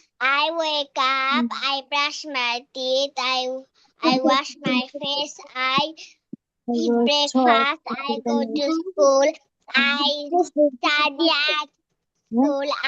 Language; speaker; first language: English; non-native, learner; Bangla